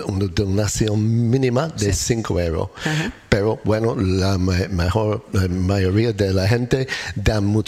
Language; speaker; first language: Spanish; non-native, learner; English